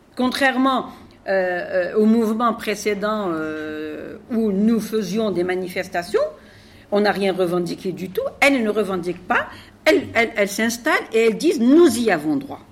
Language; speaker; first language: French; non-native, local second language; Arabic